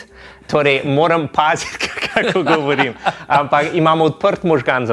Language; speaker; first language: Slovenian; non-native, fluent; English